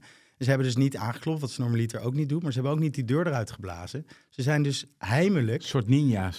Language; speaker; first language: Dutch; native; Dutch